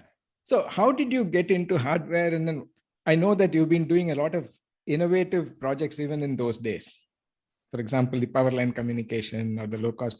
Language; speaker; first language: English; non-native, local second language; Tamil